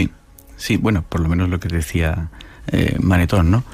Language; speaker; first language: Spanish; native; Spanish